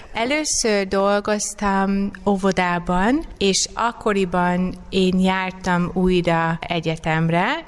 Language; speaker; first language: Hungarian; non-native, fluent; English